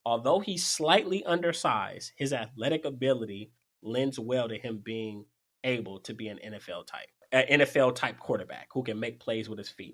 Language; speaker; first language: English; native; English